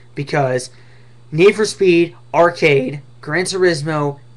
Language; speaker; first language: English; native; English